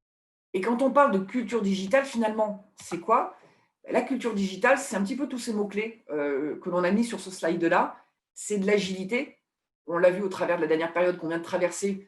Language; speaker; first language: French; native; French